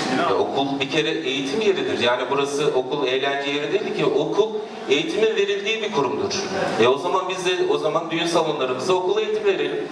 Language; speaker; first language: Turkish; native; Turkish